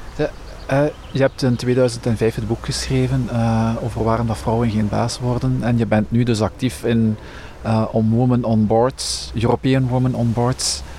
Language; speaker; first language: Dutch; native; Dutch